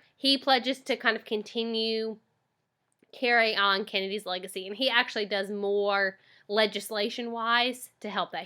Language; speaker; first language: English; native; English